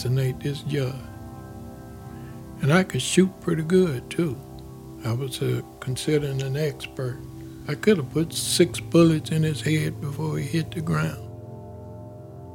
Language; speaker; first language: English; native; English